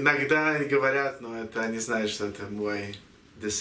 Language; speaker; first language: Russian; early bilingual, heritage; Russian